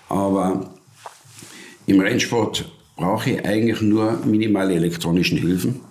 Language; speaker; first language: German; native; German